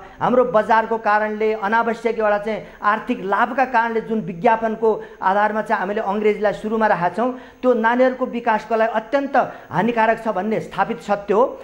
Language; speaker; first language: Nepali; native; Nepali